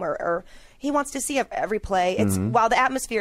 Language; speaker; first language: English; native; English